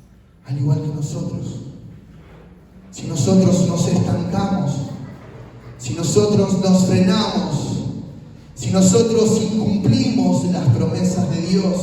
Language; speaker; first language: Spanish; native; Spanish